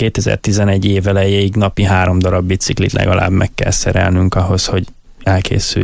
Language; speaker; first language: Hungarian; native; Hungarian